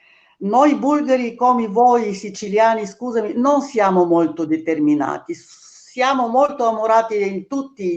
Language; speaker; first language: Italian; non-native, fluent; Bulgarian